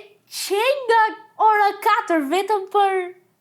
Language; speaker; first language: Albanian; early bilingual, heritage; Albanian